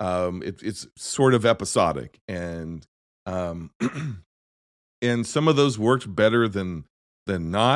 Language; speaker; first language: English; native; English